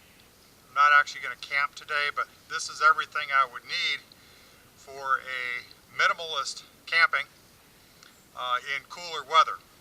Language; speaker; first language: English; native; English